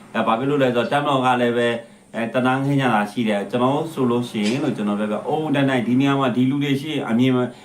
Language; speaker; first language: Burmese; native; Burmese